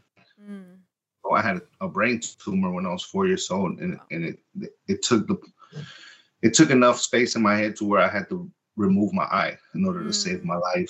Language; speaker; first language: English; early bilingual, other home language; Spanish